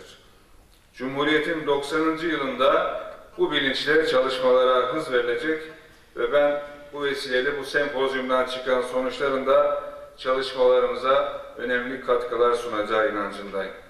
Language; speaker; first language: Turkish; native; Turkish